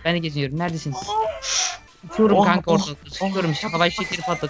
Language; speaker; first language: Turkish; native; Turkish